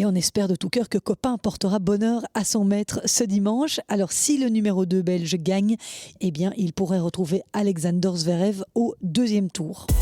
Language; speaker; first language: French; native; French